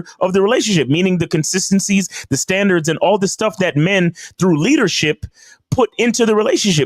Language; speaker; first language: English; native; English